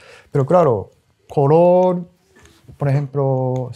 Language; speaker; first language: Spanish; non-native, learner; Japanese